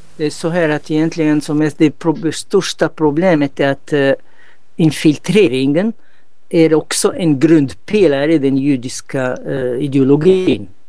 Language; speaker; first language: Swedish; non-native, fluent; Arabic